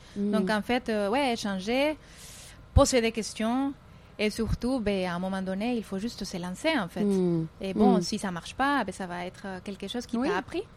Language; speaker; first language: French; non-native, fluent; Spanish